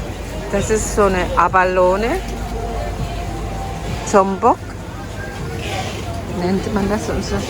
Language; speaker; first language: German; non-native, learner; Korean